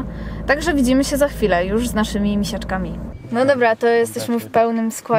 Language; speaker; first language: Polish; native; Polish